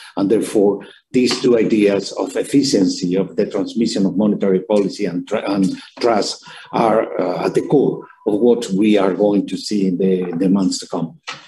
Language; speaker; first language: English; non-native, fluent; Spanish